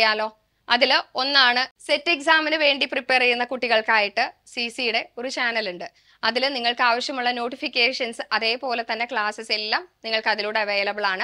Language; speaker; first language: Malayalam; native; Malayalam